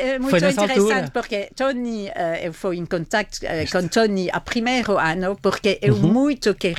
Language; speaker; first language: Portuguese; non-native, fluent; French